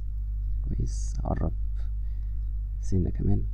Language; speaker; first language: Arabic; native; Arabic